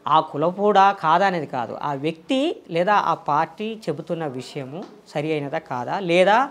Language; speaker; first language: Telugu; native; Telugu